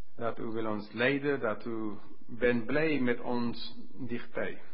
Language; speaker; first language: Dutch; non-native, fluent; English